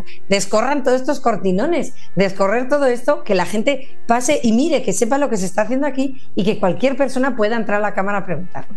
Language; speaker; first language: Spanish; native; Spanish